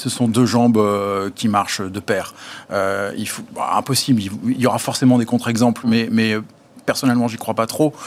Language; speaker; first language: French; native; French